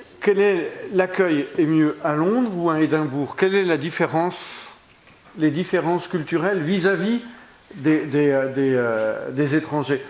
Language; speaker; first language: French; native; French